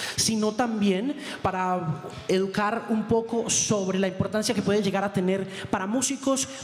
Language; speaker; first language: Spanish; native; Spanish